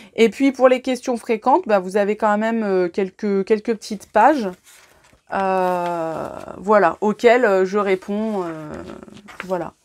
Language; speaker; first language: French; native; French